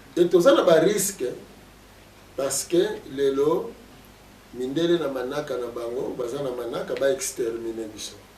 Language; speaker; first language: Lingala; non-native, local second language; Kongo